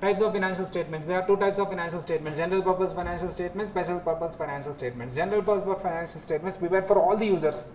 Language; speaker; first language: English; non-native, local second language; Telugu